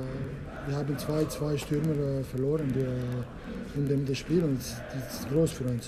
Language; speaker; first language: German; non-native, learner; English